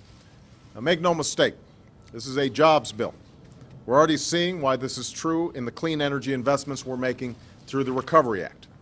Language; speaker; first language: English; native; English